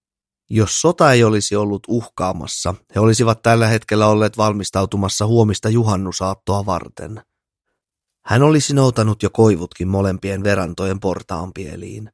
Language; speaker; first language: Finnish; native; Finnish